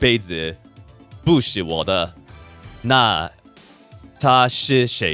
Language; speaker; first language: Chinese; non-native, learner; English